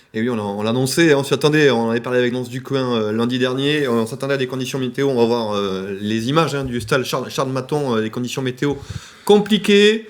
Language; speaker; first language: French; native; French